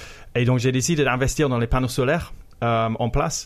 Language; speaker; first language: French; non-native, fluent; English